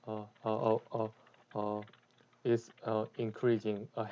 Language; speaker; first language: English; non-native, learner; Korean